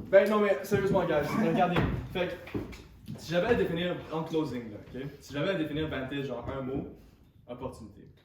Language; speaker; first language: French; native; French